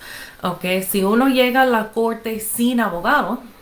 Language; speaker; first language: Spanish; non-native, fluent; English